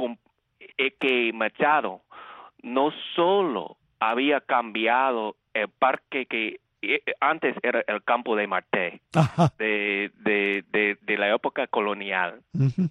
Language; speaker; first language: Spanish; non-native, fluent; English